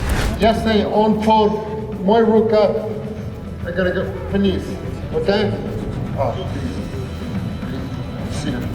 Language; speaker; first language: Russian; non-native, learner; English